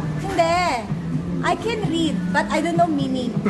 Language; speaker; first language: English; non-native, local second language; Filipino